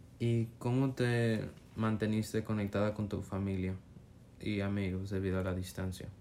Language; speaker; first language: Spanish; early bilingual, heritage; Spanish